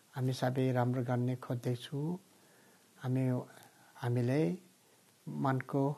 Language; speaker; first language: Nepali; non-native, fluent; Tibetan